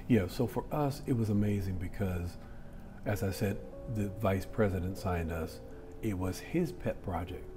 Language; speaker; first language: English; native; English